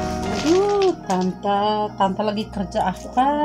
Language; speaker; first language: Indonesian; non-native, local second language; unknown